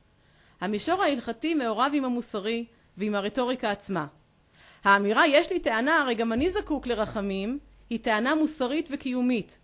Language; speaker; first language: Hebrew; native; Hebrew